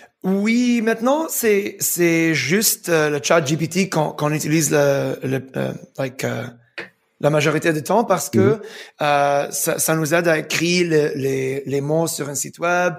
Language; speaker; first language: French; early bilingual, heritage; French